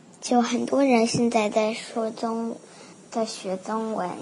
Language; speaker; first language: Chinese; early bilingual, heritage; Chinese